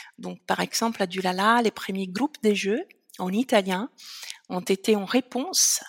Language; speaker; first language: French; non-native, fluent; Italian